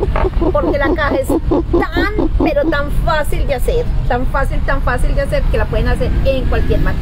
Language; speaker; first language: Spanish; native; Spanish